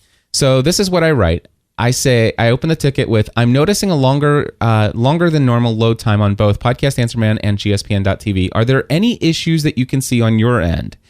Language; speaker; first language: English; native; English